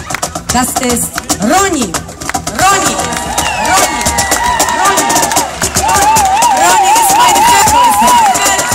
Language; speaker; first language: German; non-native, learner; Polish